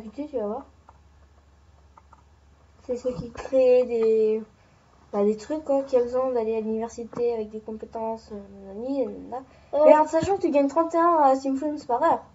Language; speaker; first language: French; native; French